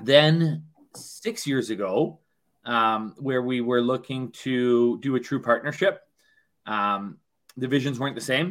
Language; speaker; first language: English; native; English